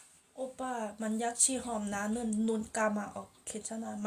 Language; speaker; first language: Korean; non-native, learner; Thai